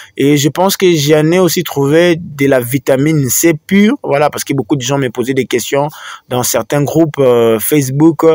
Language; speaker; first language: French; non-native, local second language; Swahili